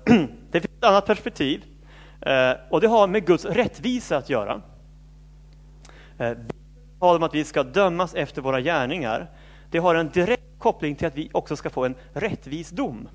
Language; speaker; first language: Swedish; native; Swedish